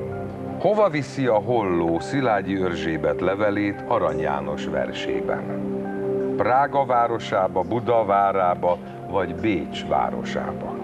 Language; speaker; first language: Hungarian; native; Hungarian